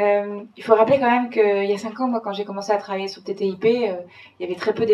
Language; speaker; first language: French; native; French